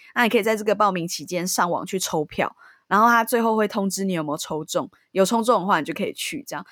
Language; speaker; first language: Chinese; native; Chinese